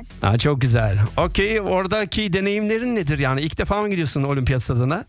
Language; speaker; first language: Turkish; early bilingual, heritage; Turkish